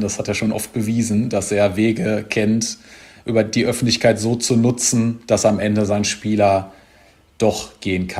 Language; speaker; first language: German; native; German